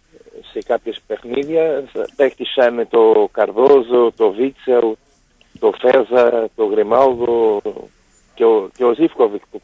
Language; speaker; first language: Greek; non-native, learner; Portuguese